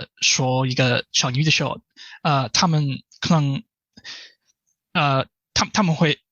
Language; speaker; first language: Chinese; non-native, fluent; English